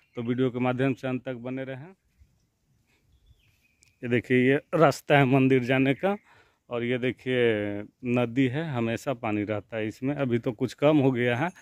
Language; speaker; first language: Hindi; native; Hindi